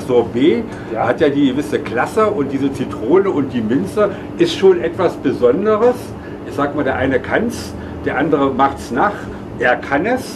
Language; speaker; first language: German; native; German